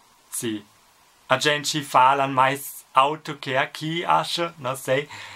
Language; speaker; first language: Portuguese; non-native, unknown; German